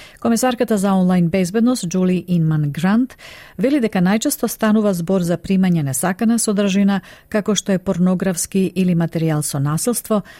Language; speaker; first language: Macedonian; native; Macedonian